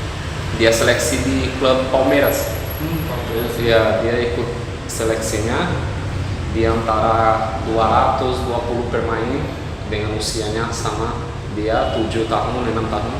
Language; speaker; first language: Indonesian; non-native, fluent; Portuguese